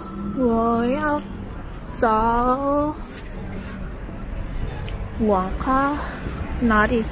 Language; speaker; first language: Chinese; non-native, learner; Korean